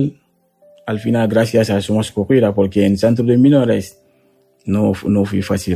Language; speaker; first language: Spanish; non-native, learner; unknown